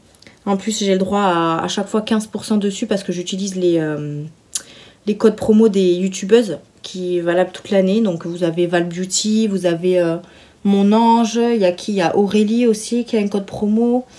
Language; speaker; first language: French; native; French